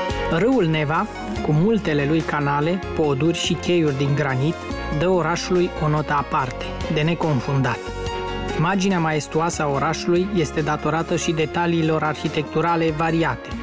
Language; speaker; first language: Romanian; native; Romanian